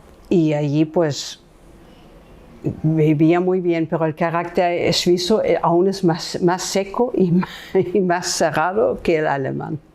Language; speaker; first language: Spanish; non-native, fluent; German